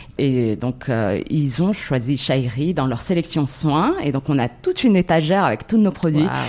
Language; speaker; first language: French; non-native, local second language; Arabic